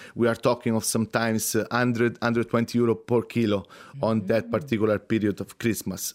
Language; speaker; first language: English; non-native, fluent; Italian